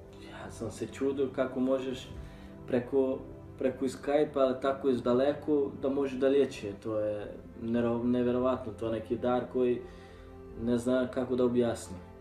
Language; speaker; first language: Croatian; non-native, learner; Portuguese